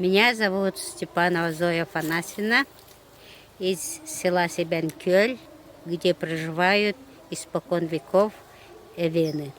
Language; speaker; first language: Russian; non-native, local second language; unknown